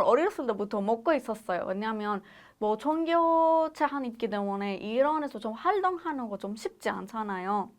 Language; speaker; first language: Korean; non-native, fluent; Persian